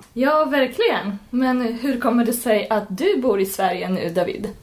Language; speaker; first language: Swedish; non-native, fluent; Polish